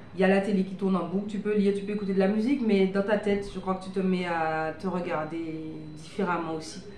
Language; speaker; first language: French; native; French